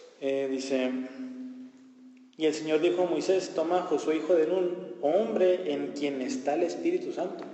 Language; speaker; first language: Spanish; native; Spanish